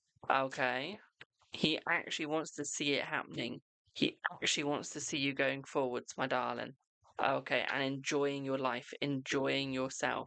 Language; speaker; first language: English; native; English